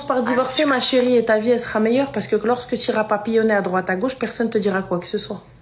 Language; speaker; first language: French; native; French